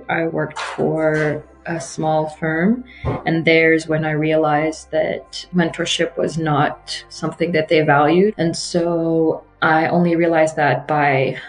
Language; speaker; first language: English; non-native, fluent; Arabic